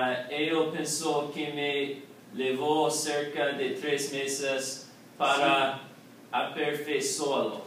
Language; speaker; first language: Portuguese; non-native, learner; English